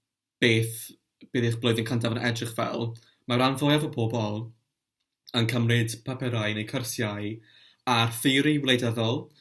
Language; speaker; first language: Welsh; non-native, local second language; English